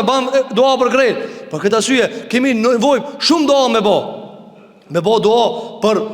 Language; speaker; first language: Albanian; native; Albanian